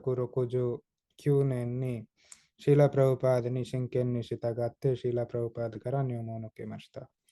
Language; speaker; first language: Japanese; non-native, fluent; Hindi